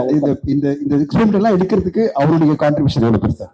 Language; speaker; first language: Tamil; native; Tamil